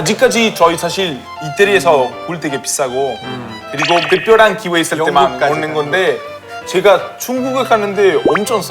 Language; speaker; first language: Korean; non-native, fluent; Italian